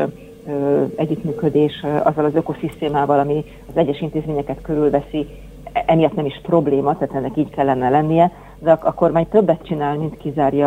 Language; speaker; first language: Hungarian; native; Hungarian